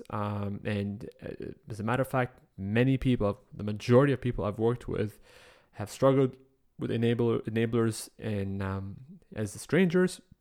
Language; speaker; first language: English; non-native, fluent; Arabic